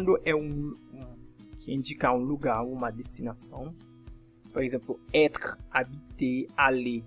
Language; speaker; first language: Portuguese; non-native, fluent; French